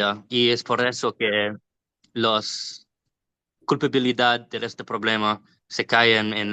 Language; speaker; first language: Spanish; non-native, learner; English